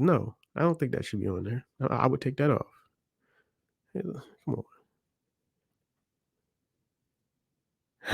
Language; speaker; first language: English; native; English